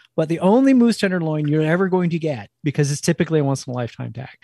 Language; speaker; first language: English; native; English